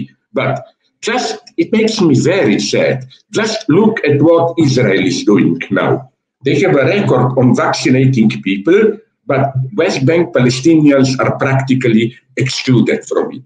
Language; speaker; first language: English; non-native, fluent; Slovenian